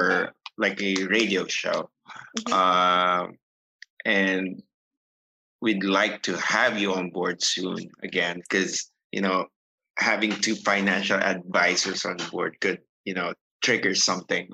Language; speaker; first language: English; non-native, local second language; Filipino